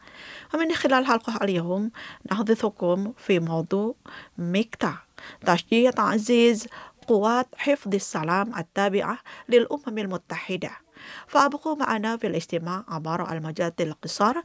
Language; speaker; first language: Arabic; non-native, fluent; Indonesian